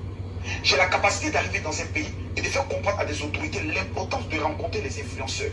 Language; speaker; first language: French; native; French